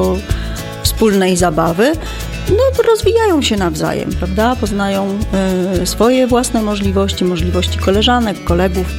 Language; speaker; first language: Polish; native; Polish